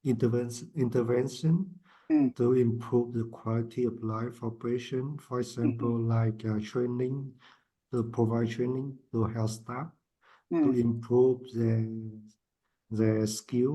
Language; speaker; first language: English; non-native, fluent; Vietnamese